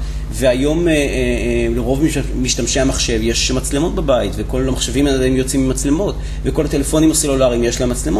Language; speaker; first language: Hebrew; native; Hebrew